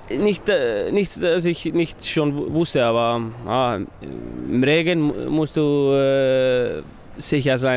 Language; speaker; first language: German; non-native, fluent; Icelandic